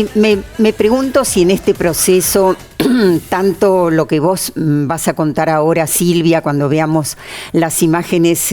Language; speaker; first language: Spanish; native; Spanish